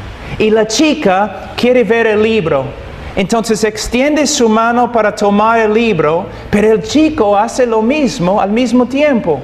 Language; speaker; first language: Spanish; non-native, fluent; English